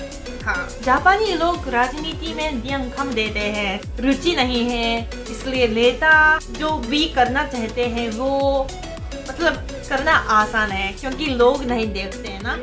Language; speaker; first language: Hindi; non-native, fluent; Japanese